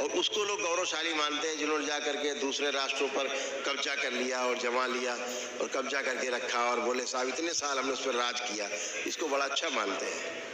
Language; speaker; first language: Hindi; native; Hindi